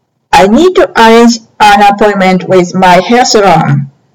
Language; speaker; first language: English; non-native, fluent; Japanese